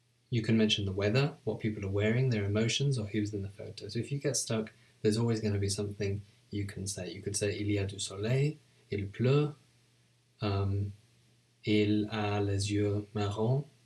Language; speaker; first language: English; native; English